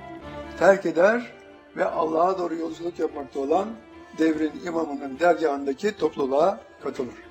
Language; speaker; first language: Turkish; native; Turkish